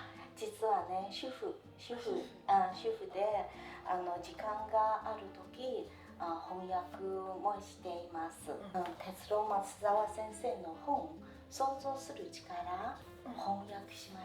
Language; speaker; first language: Japanese; non-native, fluent; Chinese